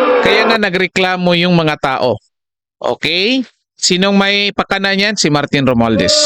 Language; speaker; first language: Filipino; non-native, local second language; Cebuano